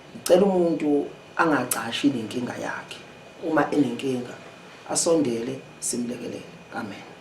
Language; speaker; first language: Zulu; native; Zulu